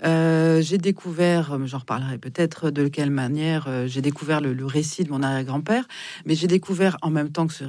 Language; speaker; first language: French; native; French